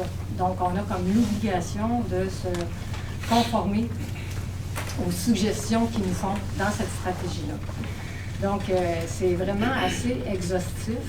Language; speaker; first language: French; native; French